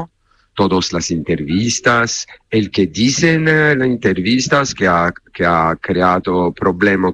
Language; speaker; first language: Spanish; non-native, learner; French